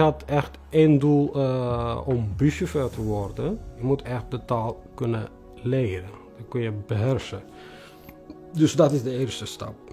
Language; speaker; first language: Dutch; non-native, fluent; Tigrinya